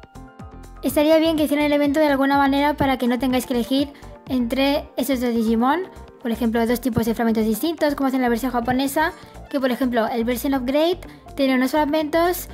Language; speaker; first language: Spanish; native; Spanish